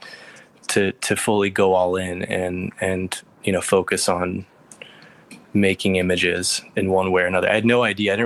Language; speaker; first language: English; native; English